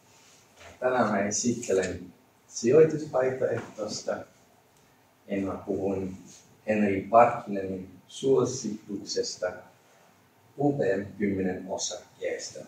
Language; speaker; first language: Finnish; non-native, learner; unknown